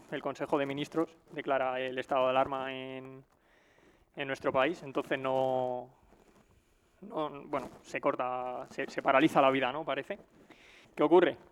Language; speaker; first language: Spanish; native; Spanish